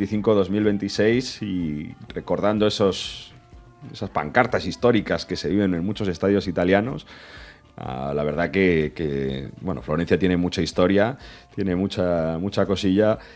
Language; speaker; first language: Spanish; native; Spanish